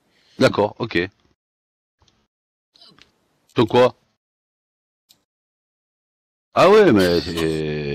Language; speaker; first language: French; native; French